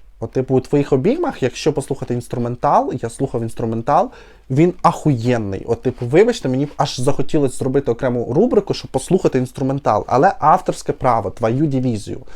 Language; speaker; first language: Ukrainian; non-native, local second language; Russian